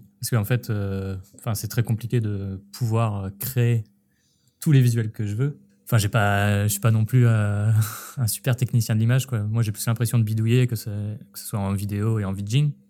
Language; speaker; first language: French; native; French